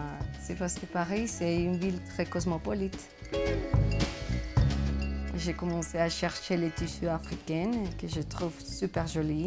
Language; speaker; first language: French; non-native, fluent; Spanish